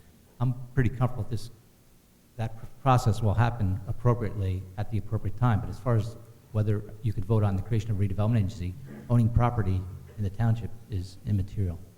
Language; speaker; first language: English; native; English